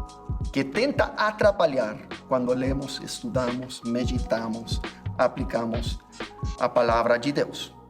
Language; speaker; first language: Portuguese; non-native, fluent; English